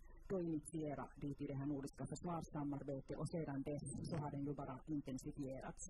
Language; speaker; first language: Swedish; non-native, local second language; Finnish